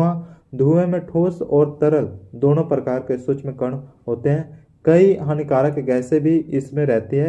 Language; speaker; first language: Hindi; native; Hindi